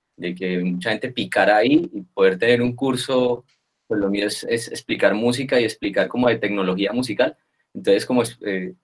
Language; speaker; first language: Spanish; native; Spanish